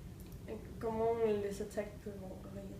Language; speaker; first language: French; non-native, learner; Danish